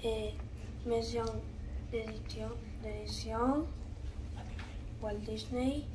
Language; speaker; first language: French; non-native, learner; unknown